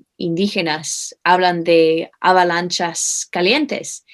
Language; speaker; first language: Spanish; non-native, fluent; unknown